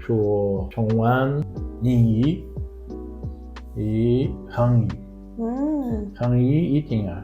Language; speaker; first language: Chinese; non-native, learner; Portuguese